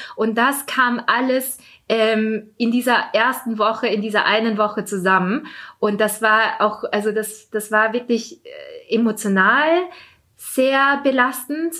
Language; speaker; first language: German; early bilingual, other home language; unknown